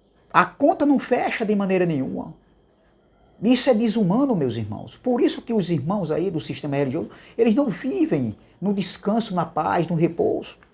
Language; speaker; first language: Portuguese; native; Portuguese